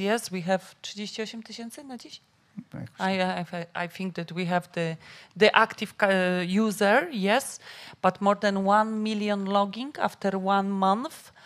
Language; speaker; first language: English; non-native, learner; Polish